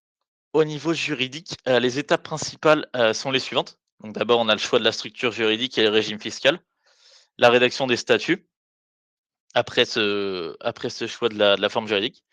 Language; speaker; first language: French; native; French